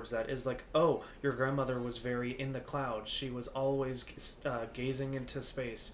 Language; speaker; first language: English; early bilingual, other home language; Spanish